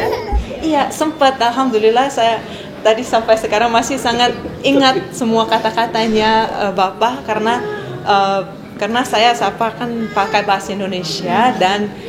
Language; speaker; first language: Indonesian; non-native, fluent; Russian